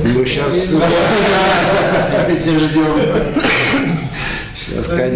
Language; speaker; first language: Russian; native; Russian